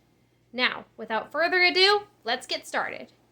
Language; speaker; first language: English; native; English